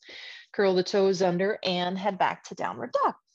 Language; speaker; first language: English; native; English